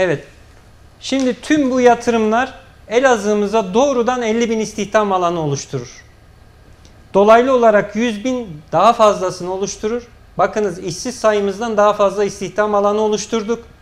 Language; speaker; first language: Turkish; native; Turkish